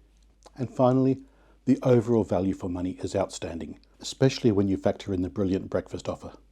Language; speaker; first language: English; native; English